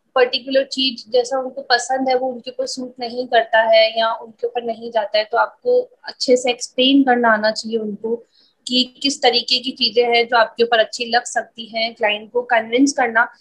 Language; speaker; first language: Hindi; native; Hindi